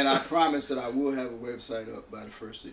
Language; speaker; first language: English; native; English